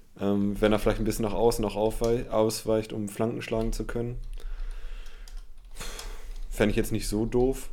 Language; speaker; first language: German; native; German